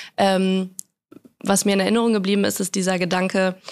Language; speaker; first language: German; native; German